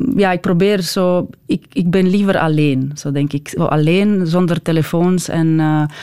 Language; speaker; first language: Dutch; non-native, fluent; Romanian